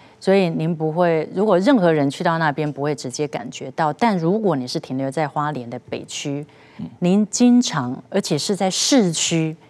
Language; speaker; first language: Chinese; native; Chinese